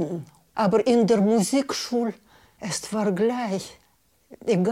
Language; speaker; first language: German; non-native, learner; Russian